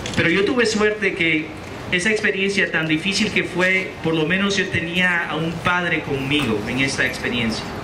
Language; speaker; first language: Spanish; early bilingual, heritage; Spanish